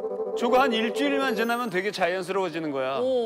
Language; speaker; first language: Korean; native; Korean